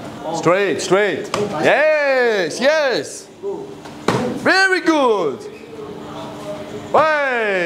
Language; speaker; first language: English; non-native, fluent; German